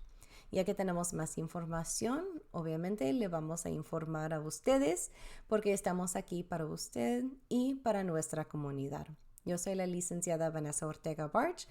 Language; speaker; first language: Spanish; early bilingual, heritage; Spanish